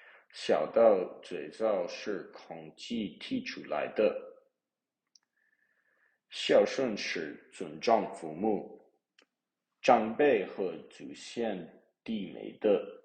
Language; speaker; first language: Chinese; non-native, learner; English